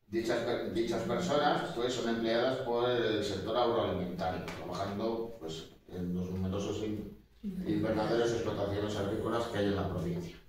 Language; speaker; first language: Spanish; native; Spanish